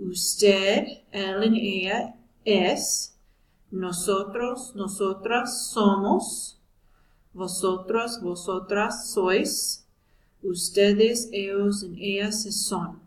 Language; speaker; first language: Spanish; non-native, fluent; English